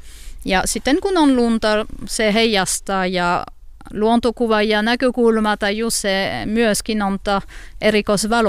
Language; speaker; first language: Finnish; non-native, learner; French